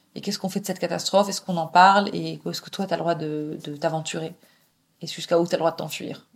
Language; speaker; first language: French; native; French